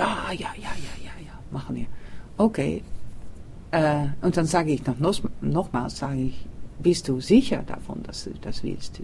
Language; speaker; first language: German; non-native, learner; Dutch